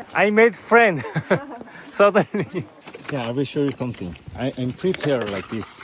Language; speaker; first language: English; non-native, learner; Korean